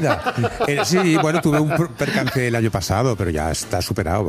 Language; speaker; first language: Spanish; native; Spanish